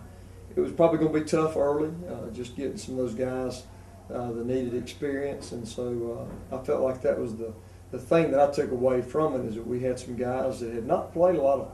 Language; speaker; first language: English; native; English